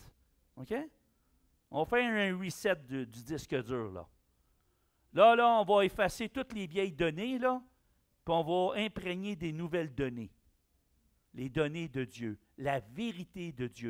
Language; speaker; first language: French; native; French